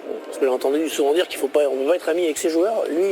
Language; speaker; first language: French; native; French